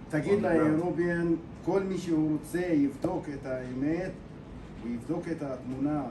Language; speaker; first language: Hebrew; non-native, local second language; Arabic